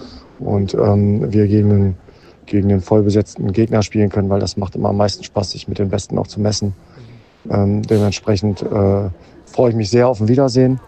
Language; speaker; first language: German; native; German